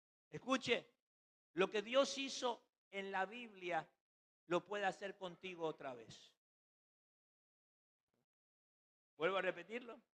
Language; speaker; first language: Spanish; native; Spanish